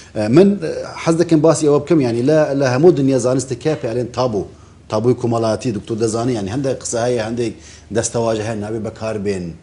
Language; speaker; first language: Central Kurdish; non-native, local second language; Kurdish